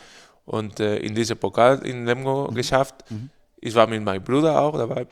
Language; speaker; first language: German; non-native, learner; Spanish